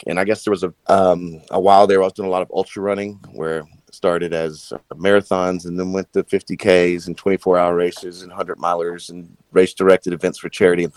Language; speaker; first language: English; native; English